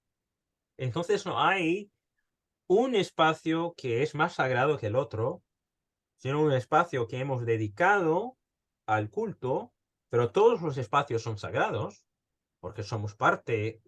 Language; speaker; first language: Spanish; early bilingual, heritage; Spanish